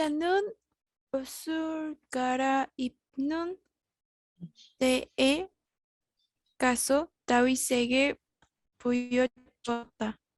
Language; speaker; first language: Korean; non-native, learner; Spanish